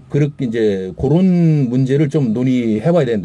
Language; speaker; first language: Korean; native; Korean